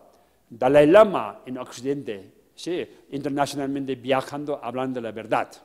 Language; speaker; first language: Spanish; non-native, fluent; Tibetan